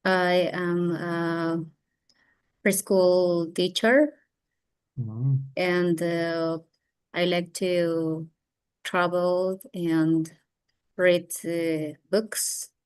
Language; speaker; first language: English; non-native, learner; Spanish